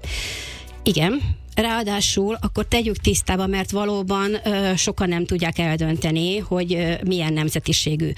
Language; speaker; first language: Hungarian; native; Hungarian